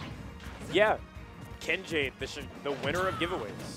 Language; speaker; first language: English; native; English